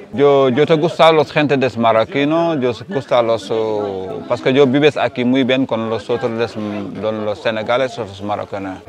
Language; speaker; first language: Spanish; non-native, learner; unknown